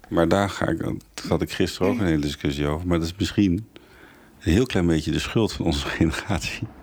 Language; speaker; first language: Dutch; native; Dutch